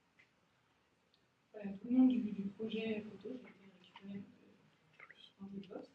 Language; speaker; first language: French; native; French